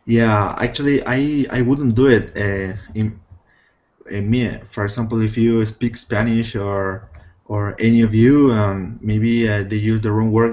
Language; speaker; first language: English; non-native, fluent; Spanish